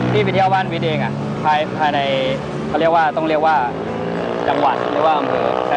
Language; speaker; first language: Thai; native; Thai